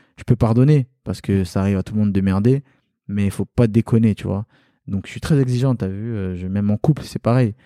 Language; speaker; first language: French; early bilingual, other home language; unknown